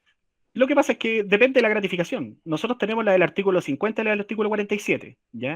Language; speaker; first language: Spanish; native; Spanish